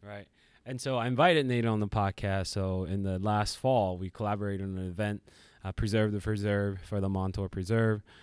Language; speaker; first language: English; non-native, fluent; Japanese